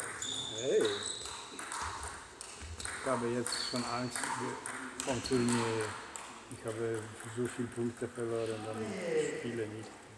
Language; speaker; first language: German; non-native, learner; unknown